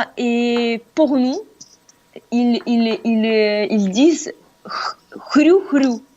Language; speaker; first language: French; non-native, fluent; Russian